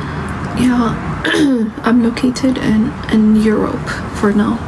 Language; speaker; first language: English; non-native, fluent; Amharic